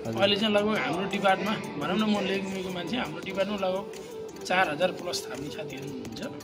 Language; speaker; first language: Nepali; native; Nepali